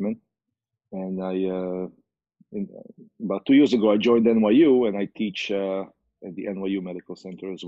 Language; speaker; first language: English; non-native, fluent; Hebrew